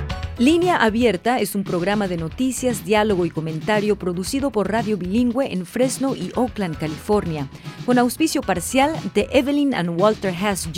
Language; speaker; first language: Spanish; native; Spanish